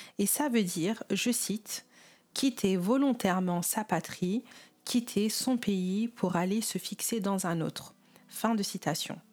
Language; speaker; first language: French; native; French